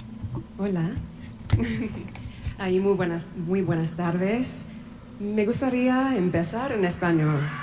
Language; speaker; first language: Spanish; non-native, fluent; English